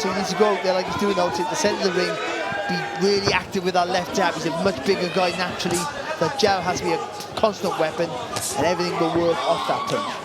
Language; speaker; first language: English; native; English